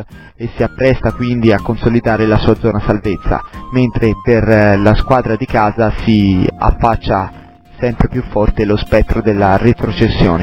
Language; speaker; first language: Italian; native; Italian